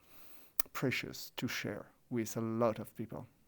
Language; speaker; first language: English; non-native, fluent; French